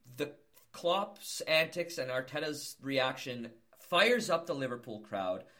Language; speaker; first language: English; native; English